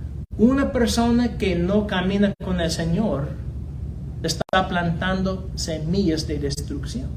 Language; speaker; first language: Spanish; non-native, fluent; English